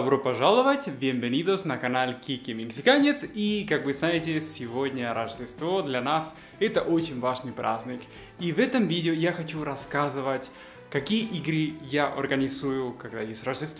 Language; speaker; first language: Russian; non-native, fluent; Spanish